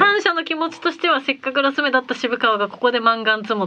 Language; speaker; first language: Japanese; native; Japanese